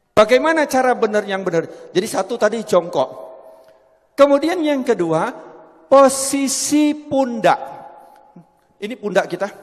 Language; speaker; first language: Indonesian; non-native, local second language; Javanese